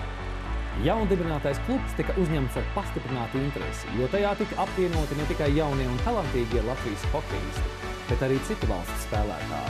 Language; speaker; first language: Latvian; native; Latvian